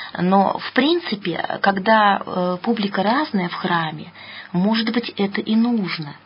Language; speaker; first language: Russian; native; Russian